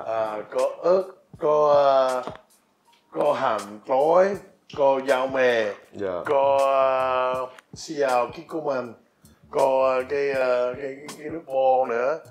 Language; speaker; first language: Vietnamese; early bilingual, heritage; English